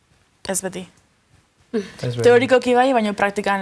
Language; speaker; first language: Basque; native; Basque